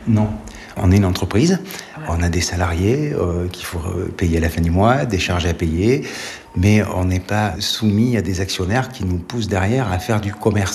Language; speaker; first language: French; native; French